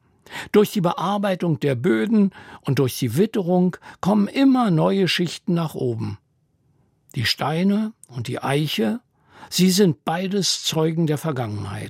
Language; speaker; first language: German; native; German